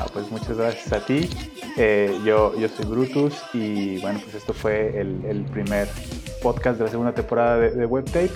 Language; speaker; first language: Spanish; native; Spanish